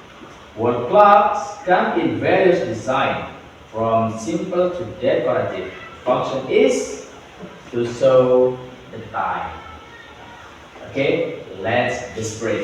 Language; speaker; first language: English; non-native, learner; Indonesian